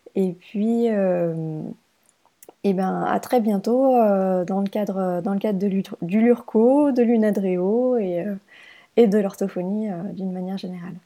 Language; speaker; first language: French; native; French